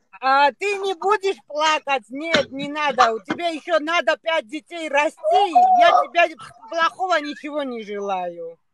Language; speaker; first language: Russian; non-native, fluent; Georgian